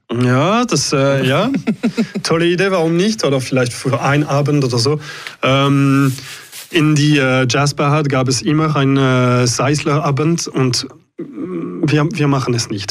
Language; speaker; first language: German; non-native, local second language; French